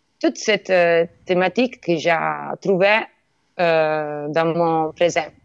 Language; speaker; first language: French; non-native, learner; Italian